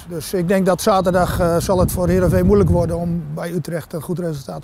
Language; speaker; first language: Dutch; native; Dutch